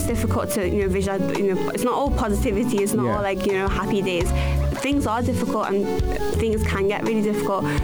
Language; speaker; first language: English; native; English